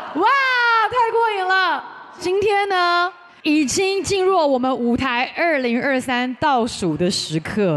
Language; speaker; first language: Chinese; native; Chinese